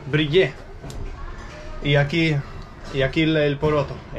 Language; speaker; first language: Spanish; non-native, fluent; Danish